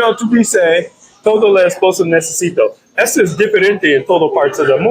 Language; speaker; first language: Spanish; non-native, learner; English